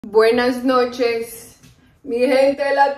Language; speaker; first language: Spanish; non-native, learner; English